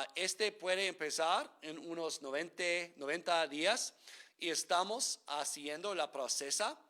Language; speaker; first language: Spanish; non-native, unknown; English